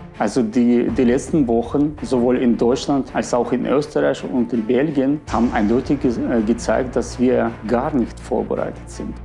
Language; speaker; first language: German; non-native, fluent; Russian